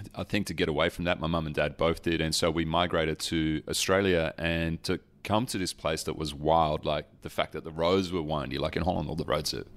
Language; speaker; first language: English; early bilingual, other home language; Dutch